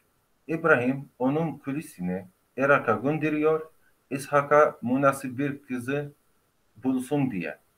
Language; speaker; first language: Turkish; non-native, fluent; Arabic